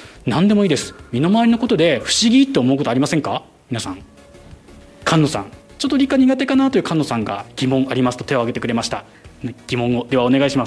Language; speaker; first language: Japanese; native; Japanese